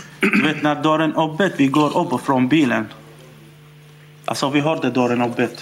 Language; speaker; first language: Swedish; non-native, fluent; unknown